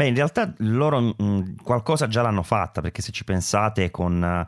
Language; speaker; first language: Italian; native; Italian